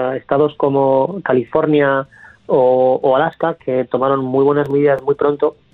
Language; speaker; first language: Spanish; native; Spanish